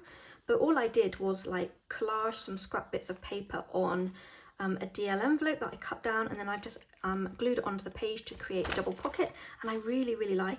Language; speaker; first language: English; native; English